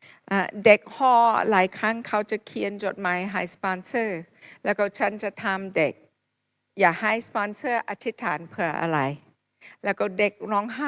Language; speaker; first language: Thai; non-native, fluent; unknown